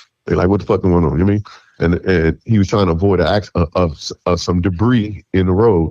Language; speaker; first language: English; native; English